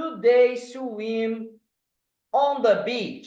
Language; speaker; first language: English; non-native, fluent; Portuguese